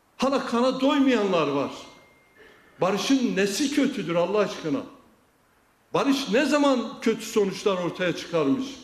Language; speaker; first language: Turkish; non-native, local second language; Kurdish